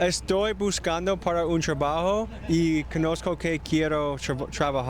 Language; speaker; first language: Spanish; non-native, learner; English